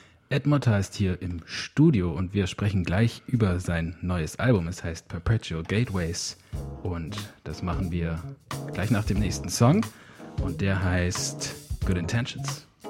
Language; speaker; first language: German; native; German